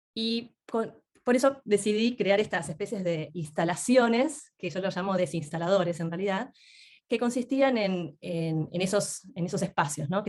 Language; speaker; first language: Spanish; native; Spanish